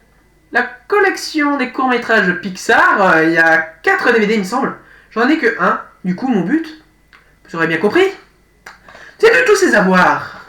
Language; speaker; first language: French; native; French